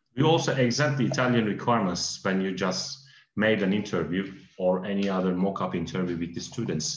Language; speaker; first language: English; non-native, fluent; Turkish